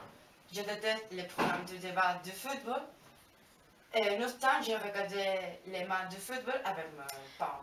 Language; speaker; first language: French; non-native, learner; Spanish